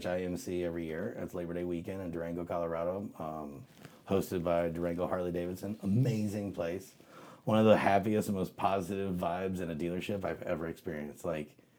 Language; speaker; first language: English; native; English